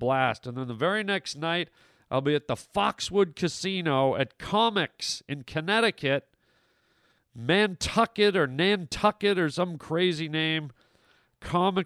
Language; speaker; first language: English; native; English